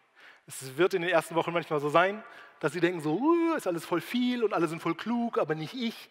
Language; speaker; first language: German; native; German